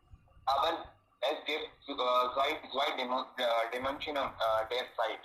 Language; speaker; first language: German; non-native, learner; Hindi